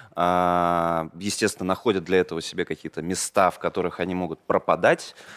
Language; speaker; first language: Russian; native; Russian